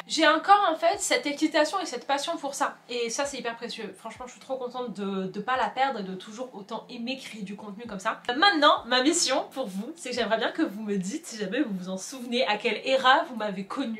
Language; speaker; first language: French; native; French